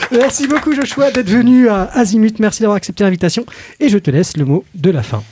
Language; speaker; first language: French; native; French